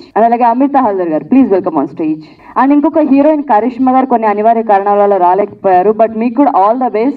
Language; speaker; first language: Telugu; native; Telugu